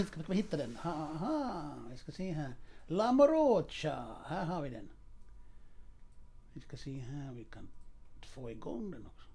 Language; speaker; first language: Swedish; native; Swedish